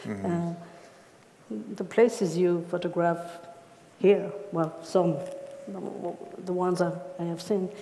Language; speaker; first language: English; non-native, fluent; Spanish